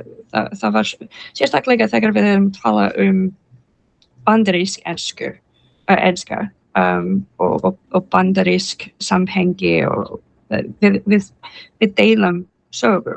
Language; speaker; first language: Icelandic; non-native, learner; English